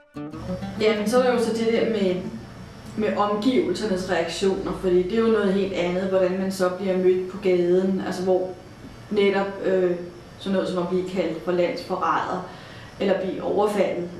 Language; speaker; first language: Danish; native; Danish